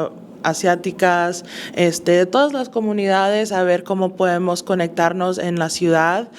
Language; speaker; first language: Spanish; early bilingual, other home language; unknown